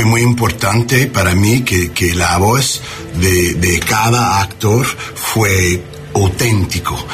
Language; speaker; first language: Spanish; non-native, learner; English